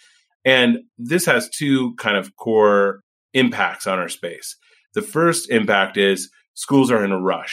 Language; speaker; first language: English; native; English